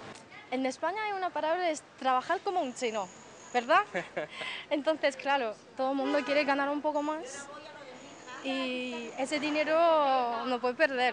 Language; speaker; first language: Spanish; non-native, fluent; Chinese